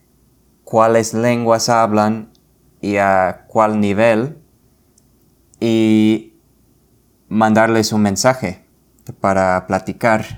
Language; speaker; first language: Spanish; non-native, fluent; English